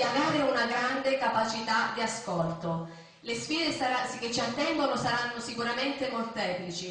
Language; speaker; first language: Italian; native; Italian